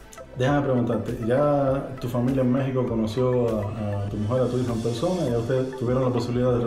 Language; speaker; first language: Spanish; native; Spanish